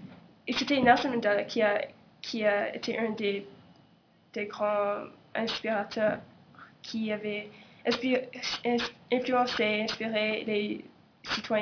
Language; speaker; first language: French; non-native, local second language; English